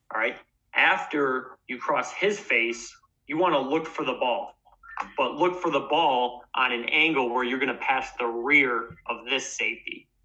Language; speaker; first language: English; native; English